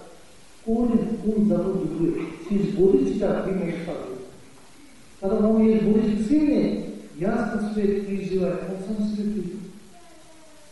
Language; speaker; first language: Russian; non-native, learner; Tibetan